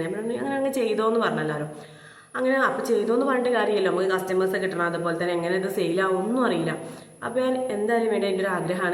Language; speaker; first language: Malayalam; native; Malayalam